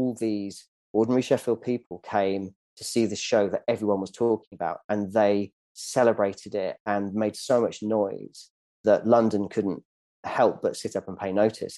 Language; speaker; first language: English; native; English